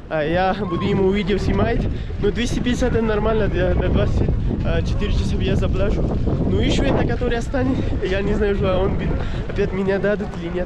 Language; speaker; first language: Russian; non-native, learner; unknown